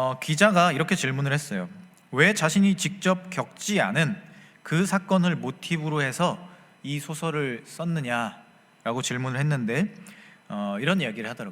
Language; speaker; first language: Korean; native; Korean